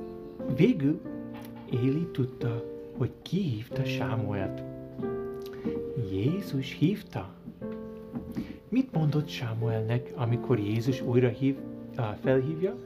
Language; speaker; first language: Hungarian; early bilingual, heritage; Hungarian